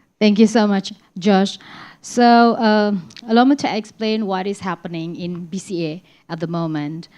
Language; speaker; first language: English; non-native, fluent; Indonesian